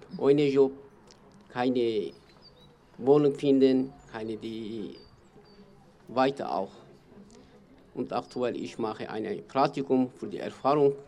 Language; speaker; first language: German; non-native, learner; Kurdish